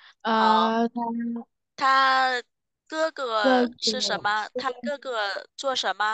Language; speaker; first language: Chinese; non-native, fluent; Vietnamese